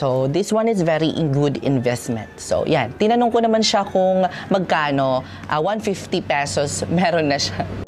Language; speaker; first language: Filipino; non-native, local second language; Waray